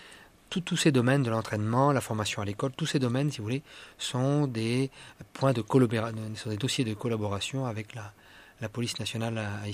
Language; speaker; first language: French; native; French